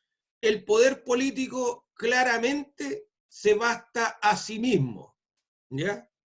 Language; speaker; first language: Spanish; native; Spanish